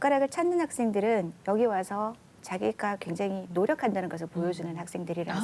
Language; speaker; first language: Korean; native; Korean